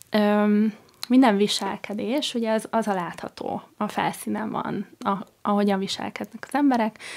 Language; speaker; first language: Hungarian; non-native, fluent; English